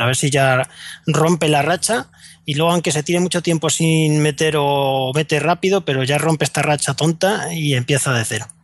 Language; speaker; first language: Spanish; native; Spanish